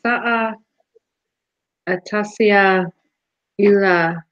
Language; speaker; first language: Arabic; non-native, learner; English